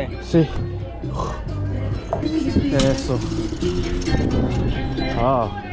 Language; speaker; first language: Spanish; non-native, learner; Korean